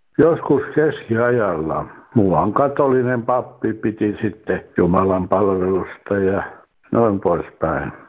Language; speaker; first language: Finnish; native; Finnish